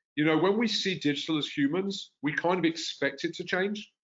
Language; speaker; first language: English; native; English